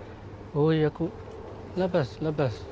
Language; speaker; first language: Arabic; non-native, learner; Filipino